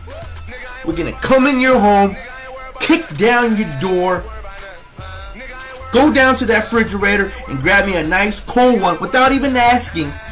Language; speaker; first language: English; native; English